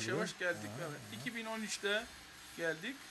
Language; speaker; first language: Turkish; non-native, fluent; Armenian